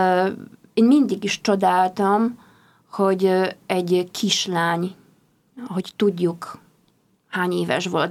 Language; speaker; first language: Hungarian; non-native, fluent; Polish